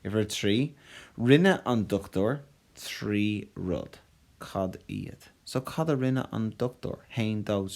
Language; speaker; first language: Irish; non-native, local second language; English